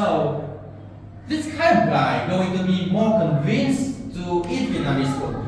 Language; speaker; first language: English; non-native, learner; Vietnamese